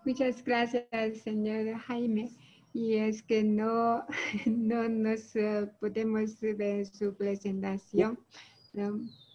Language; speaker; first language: Spanish; non-native, learner; Chinese